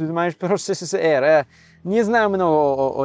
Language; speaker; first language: Russian; non-native, learner; English